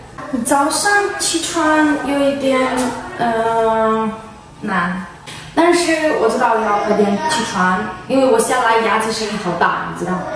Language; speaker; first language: Chinese; non-native, learner; Ukrainian